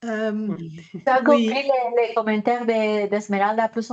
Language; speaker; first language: French; non-native, fluent; Spanish